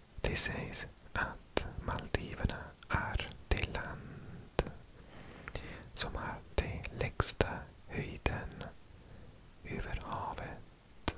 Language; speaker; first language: Swedish; non-native, learner; English